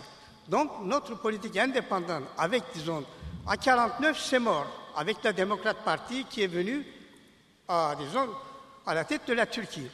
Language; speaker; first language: French; non-native, fluent; Turkish